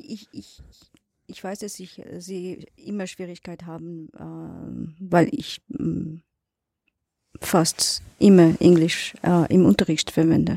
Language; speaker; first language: German; non-native, learner; Portuguese